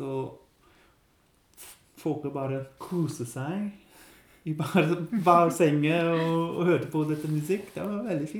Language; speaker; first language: Norwegian; non-native, learner; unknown